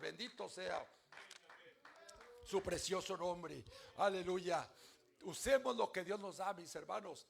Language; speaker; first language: Spanish; native; Spanish